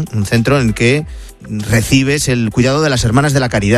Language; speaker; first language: Spanish; native; Spanish